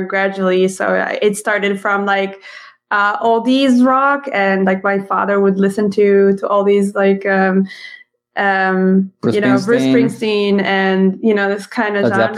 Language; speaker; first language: English; non-native, fluent; Hebrew